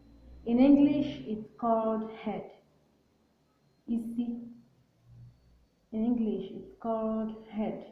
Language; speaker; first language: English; non-native, local second language; Igbo